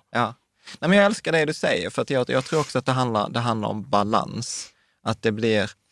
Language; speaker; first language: Swedish; native; Swedish